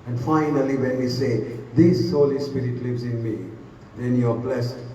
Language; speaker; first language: English; non-native, local second language; Sinhala